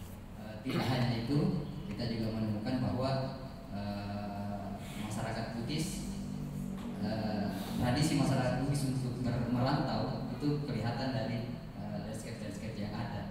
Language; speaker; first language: Indonesian; native; Indonesian